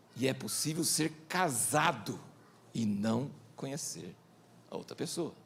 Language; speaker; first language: Portuguese; early bilingual, other home language; English